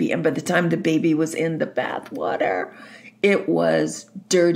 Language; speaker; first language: English; native; English